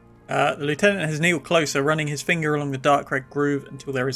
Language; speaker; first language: English; native; English